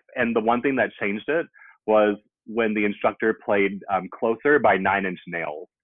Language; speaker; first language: English; native; English